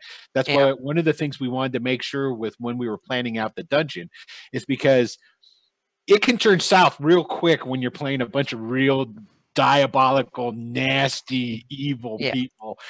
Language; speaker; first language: English; native; English